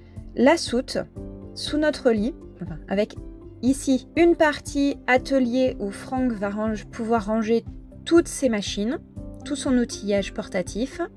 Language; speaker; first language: French; native; French